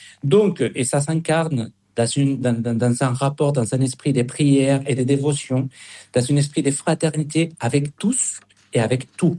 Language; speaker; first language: French; non-native, fluent; Spanish